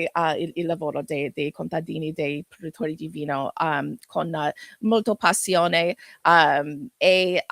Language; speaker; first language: Italian; non-native, learner; English